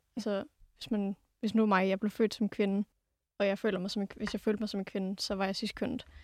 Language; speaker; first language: Danish; native; Danish